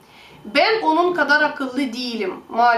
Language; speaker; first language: Turkish; non-native, fluent; Russian